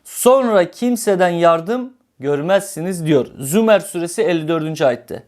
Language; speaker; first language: Turkish; native; Turkish